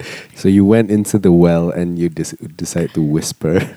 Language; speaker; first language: English; non-native, local second language; Malay